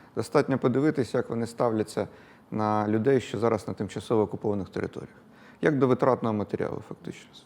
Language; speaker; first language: Ukrainian; native; Ukrainian